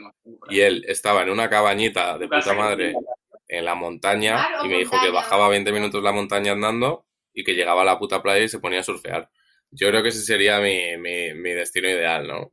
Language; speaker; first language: Spanish; native; Spanish